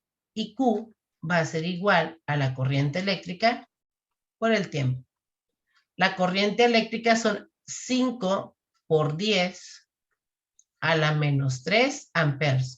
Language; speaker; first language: Spanish; native; Spanish